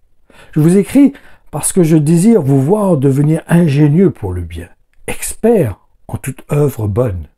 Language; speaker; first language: French; native; French